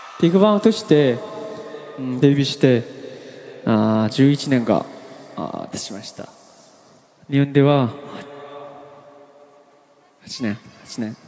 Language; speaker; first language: Japanese; non-native, learner; Korean